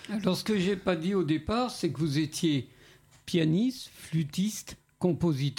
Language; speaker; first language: French; native; French